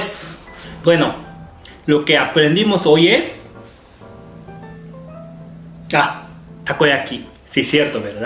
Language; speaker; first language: Spanish; non-native, learner; Japanese